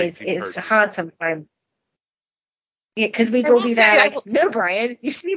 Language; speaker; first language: English; non-native, local second language; Welsh